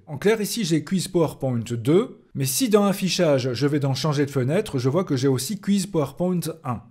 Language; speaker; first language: French; native; French